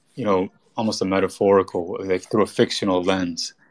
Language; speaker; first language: English; native; English